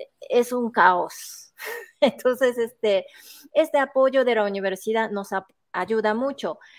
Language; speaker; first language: Spanish; non-native, fluent; Japanese